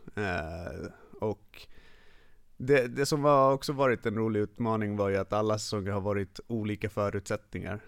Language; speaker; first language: Swedish; early bilingual, other home language; Finnish